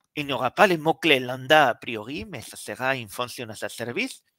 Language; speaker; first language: French; native; French